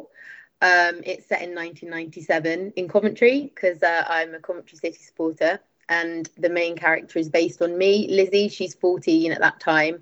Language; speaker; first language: English; native; English